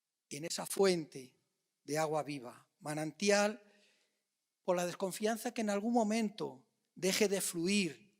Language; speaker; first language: Spanish; native; Spanish